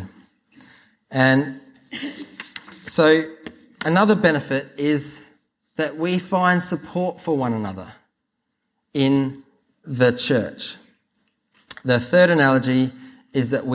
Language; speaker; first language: English; native; English